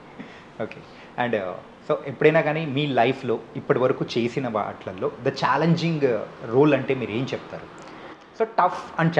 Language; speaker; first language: Telugu; native; Telugu